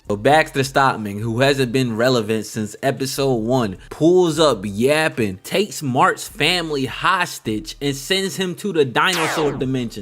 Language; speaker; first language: English; native; English